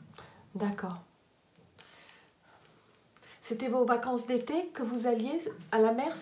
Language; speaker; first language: French; native; French